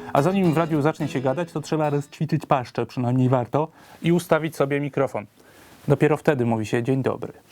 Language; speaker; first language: Polish; native; Polish